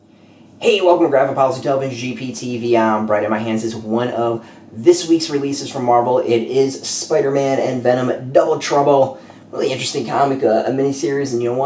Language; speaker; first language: English; native; English